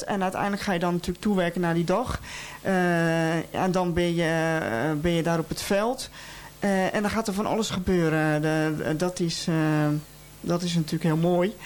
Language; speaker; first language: Dutch; native; Dutch